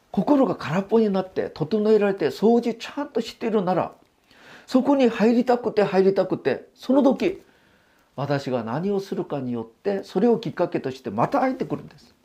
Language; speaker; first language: Japanese; non-native, fluent; Korean